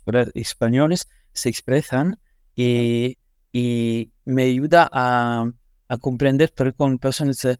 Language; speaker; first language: Spanish; non-native, learner; French